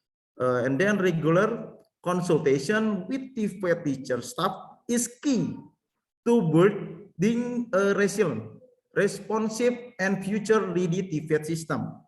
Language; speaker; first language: English; non-native, fluent; Indonesian